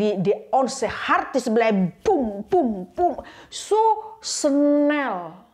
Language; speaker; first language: Dutch; non-native, learner; Indonesian